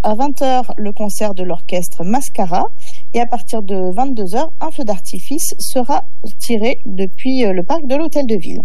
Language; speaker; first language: French; native; French